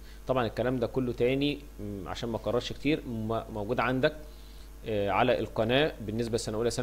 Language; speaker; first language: Arabic; native; Arabic